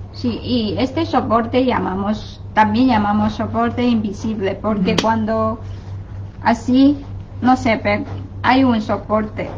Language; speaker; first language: Spanish; non-native, fluent; Chinese